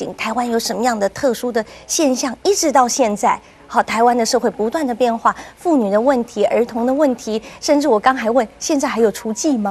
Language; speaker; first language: Chinese; native; Chinese